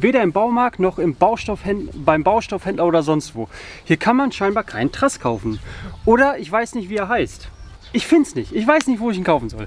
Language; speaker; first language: German; native; German